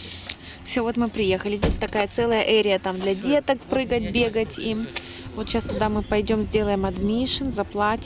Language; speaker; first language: Russian; native; Russian